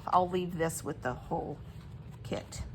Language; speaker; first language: English; native; English